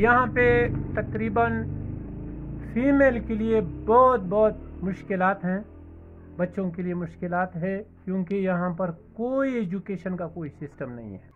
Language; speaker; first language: Urdu; non-native, local second language; Pashto